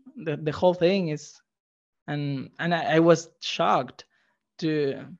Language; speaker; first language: English; non-native, fluent; Spanish